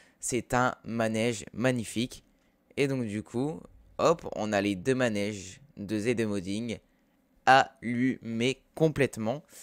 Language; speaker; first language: French; native; French